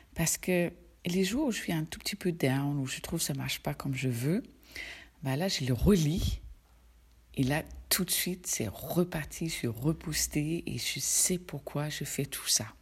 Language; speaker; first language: French; non-native, fluent; Danish